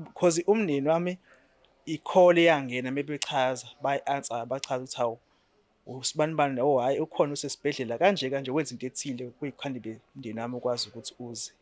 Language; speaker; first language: Zulu; native; Zulu